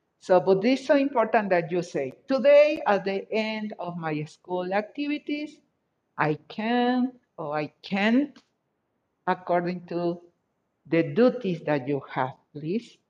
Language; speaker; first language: English; non-native, fluent; Spanish